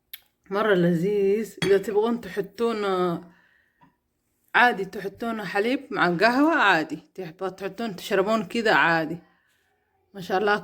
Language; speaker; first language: Arabic; non-native, learner; Somali